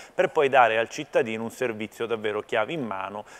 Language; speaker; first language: Italian; native; Italian